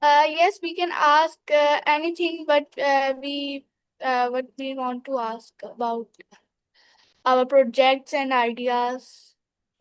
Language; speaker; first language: English; non-native, learner; Hindi